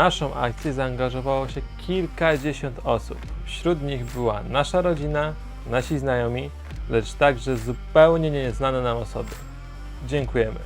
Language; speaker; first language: Polish; native; Polish